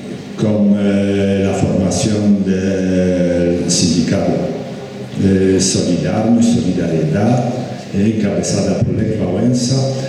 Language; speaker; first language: Spanish; non-native, fluent; Polish